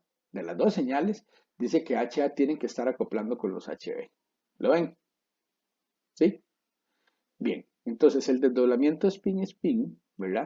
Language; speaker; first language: Spanish; native; Spanish